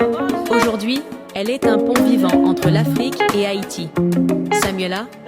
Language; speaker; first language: French; non-native, local second language; Haitian Creole